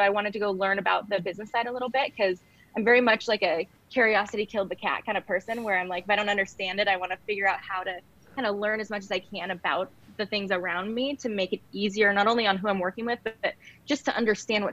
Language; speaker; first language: English; native; English